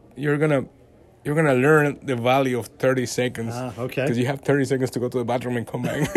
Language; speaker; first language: English; non-native, fluent; Spanish